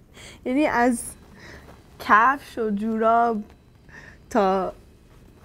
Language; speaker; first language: Persian; early bilingual, heritage; Persian